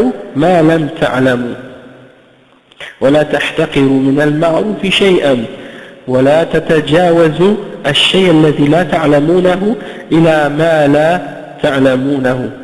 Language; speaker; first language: Arabic; non-native, fluent; French